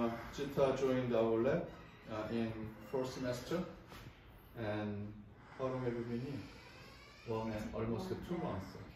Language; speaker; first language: English; non-native, learner; Korean